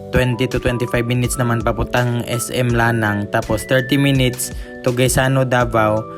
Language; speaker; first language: Filipino; non-native, local second language; Cebuano